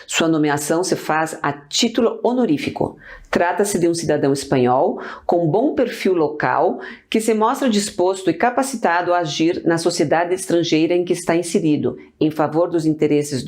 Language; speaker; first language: Portuguese; early bilingual, other home language; Spanish